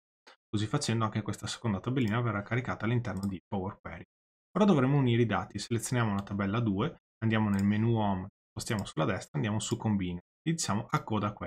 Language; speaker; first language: Italian; native; Italian